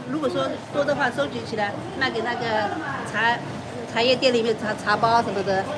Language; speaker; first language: Chinese; native; Chinese